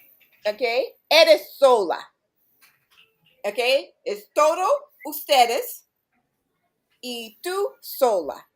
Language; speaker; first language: Spanish; non-native, learner; English